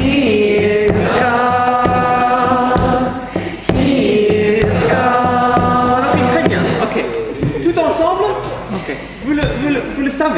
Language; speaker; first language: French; non-native, learner; English